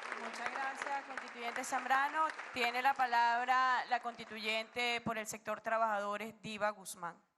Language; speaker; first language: Spanish; native; Spanish